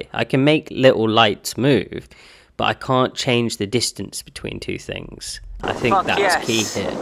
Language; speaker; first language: English; native; English